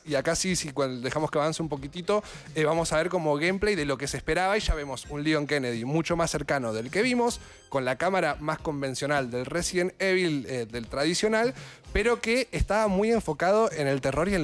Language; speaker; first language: Spanish; native; Spanish